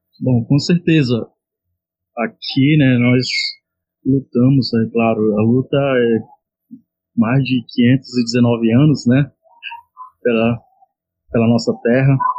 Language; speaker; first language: Portuguese; non-native, local second language; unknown